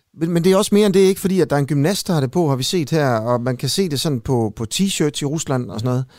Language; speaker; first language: Danish; native; Danish